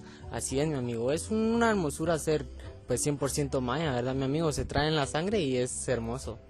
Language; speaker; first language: Spanish; native; Spanish